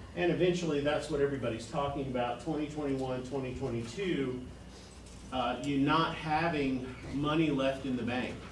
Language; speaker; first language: English; native; English